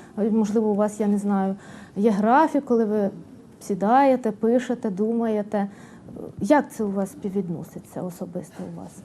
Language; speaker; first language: Ukrainian; native; Ukrainian